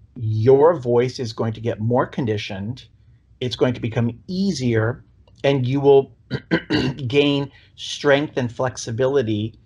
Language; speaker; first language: English; native; English